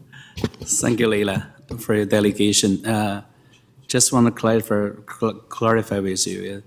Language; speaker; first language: English; non-native, fluent; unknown